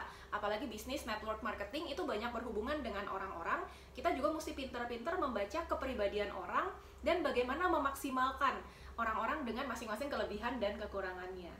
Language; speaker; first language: Indonesian; native; Indonesian